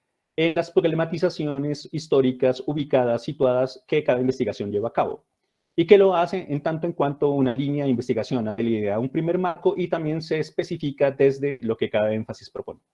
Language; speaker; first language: Spanish; native; Spanish